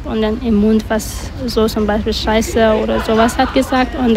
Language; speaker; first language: Dutch; non-native, learner; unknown